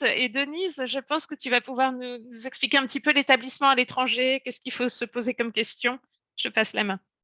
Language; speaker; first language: French; native; French